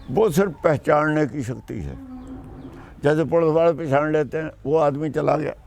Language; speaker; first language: Hindi; non-native, local second language; Punjabi